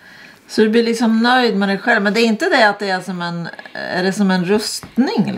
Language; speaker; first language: Swedish; native; Swedish